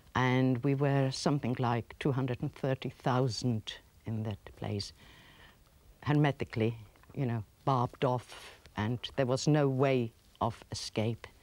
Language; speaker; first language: English; early bilingual, other home language; Polish